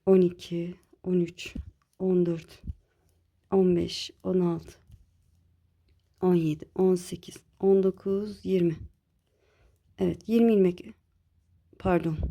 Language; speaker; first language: Turkish; native; Turkish